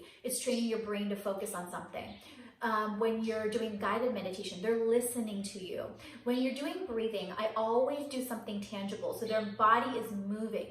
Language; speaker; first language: English; native; English